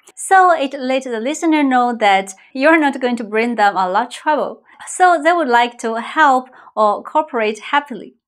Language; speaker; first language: English; non-native, fluent; Chinese